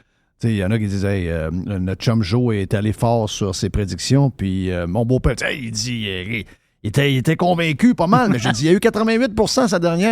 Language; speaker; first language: French; native; French